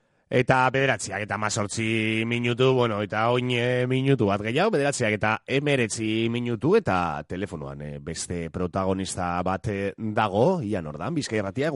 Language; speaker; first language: Basque; native; Basque